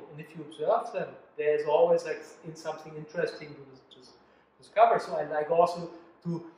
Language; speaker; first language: English; non-native, fluent; German